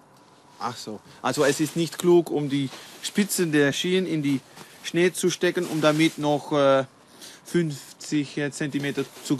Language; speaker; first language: German; non-native, learner; Dutch